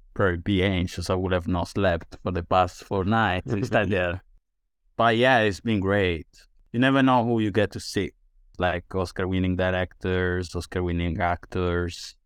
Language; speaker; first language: English; non-native, fluent; Italian